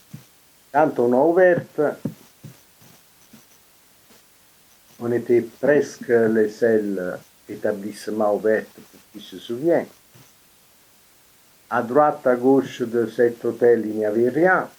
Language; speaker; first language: French; non-native, fluent; Italian